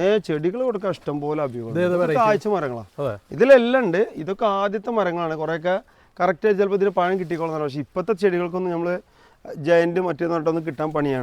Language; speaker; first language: Malayalam; native; Malayalam